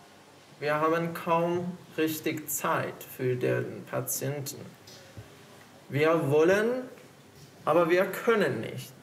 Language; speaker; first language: German; non-native, learner; Persian